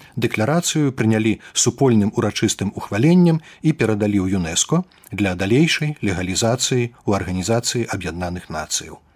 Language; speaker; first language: Belarusian; native; Belarusian